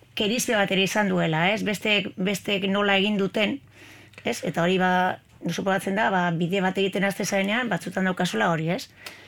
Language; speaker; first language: Basque; native; Basque